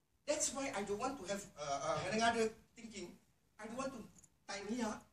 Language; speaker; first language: English; non-native, local second language; Malay